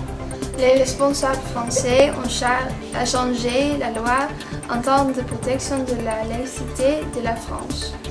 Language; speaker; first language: French; non-native, learner; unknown